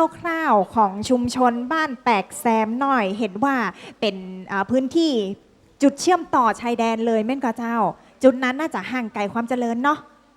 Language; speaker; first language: Thai; native; Thai